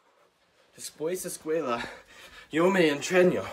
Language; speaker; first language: Spanish; non-native, learner; English